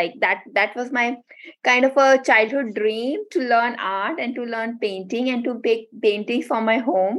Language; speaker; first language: English; non-native, local second language; Hindi